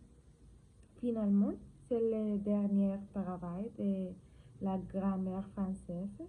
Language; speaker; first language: French; non-native, learner; Spanish